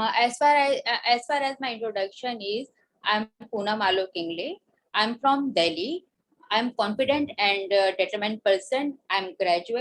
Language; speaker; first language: English; non-native, learner; Hindi